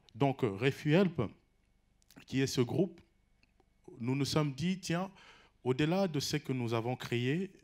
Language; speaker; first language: French; non-native, local second language; Lingala